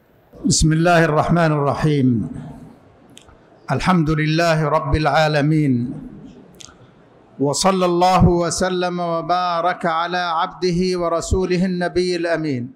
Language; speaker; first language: Arabic; native; Arabic